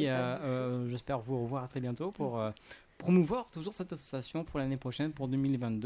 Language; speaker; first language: French; native; French